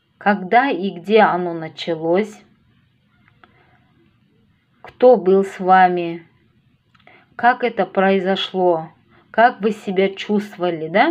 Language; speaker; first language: Russian; non-native, local second language; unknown